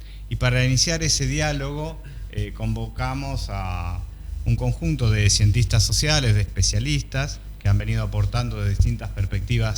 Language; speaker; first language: Spanish; native; Spanish